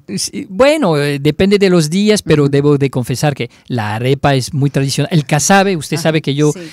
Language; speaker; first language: Spanish; non-native, fluent; French